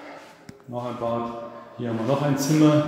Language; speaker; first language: German; early bilingual, other home language; Turkish